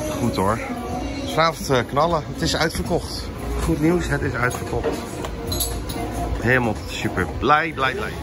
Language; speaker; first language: Dutch; native; Dutch